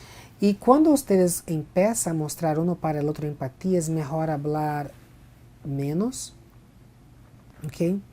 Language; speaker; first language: Spanish; non-native, fluent; Portuguese